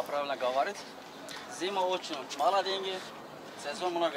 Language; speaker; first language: Russian; non-native, learner; Turkish